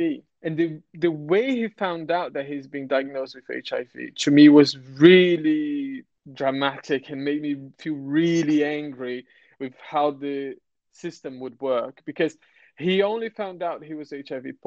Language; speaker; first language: English; non-native, fluent; Portuguese